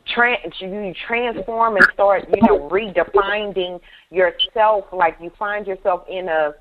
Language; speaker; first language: English; native; English